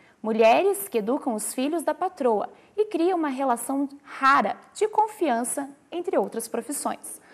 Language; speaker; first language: Portuguese; native; Portuguese